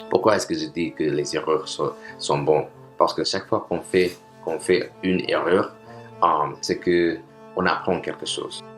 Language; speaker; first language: French; non-native, learner; English